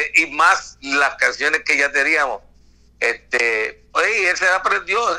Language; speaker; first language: Spanish; native; Spanish